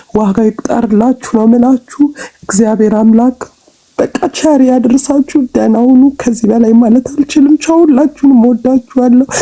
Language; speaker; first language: Amharic; native; Amharic